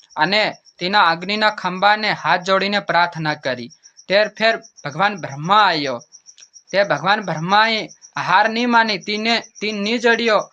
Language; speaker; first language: Gujarati; non-native, local second language; Bhili